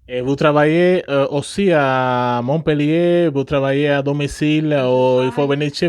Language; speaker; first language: French; non-native, fluent; Spanish